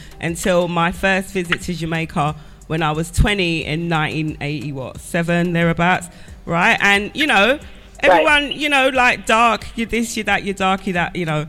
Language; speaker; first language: English; native; English